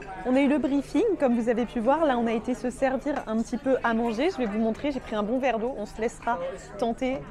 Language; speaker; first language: French; native; French